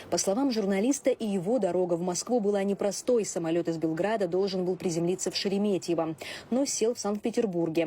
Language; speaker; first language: Russian; native; Russian